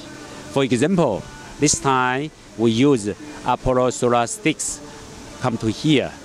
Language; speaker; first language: English; non-native, learner; Chinese